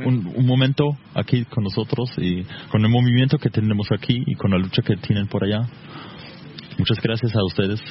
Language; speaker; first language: Spanish; non-native, fluent; German